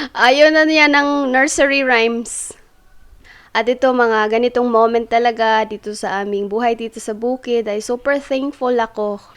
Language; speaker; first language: Filipino; non-native, local second language; Cebuano